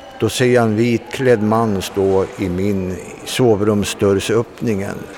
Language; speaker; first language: Swedish; native; Swedish